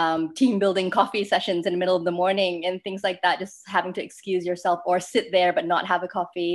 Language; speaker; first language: English; non-native, local second language; Malay